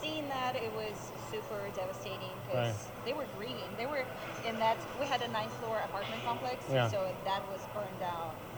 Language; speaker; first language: English; non-native, fluent; Ukrainian